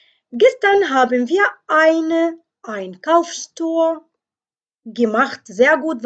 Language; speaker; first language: German; non-native, fluent; Arabic